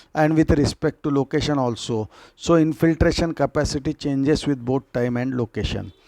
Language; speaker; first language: English; non-native, local second language; Marathi